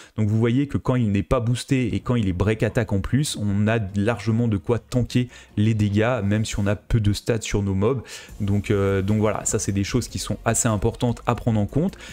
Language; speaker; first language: French; native; French